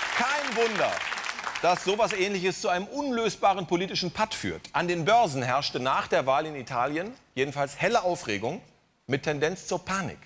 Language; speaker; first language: German; native; German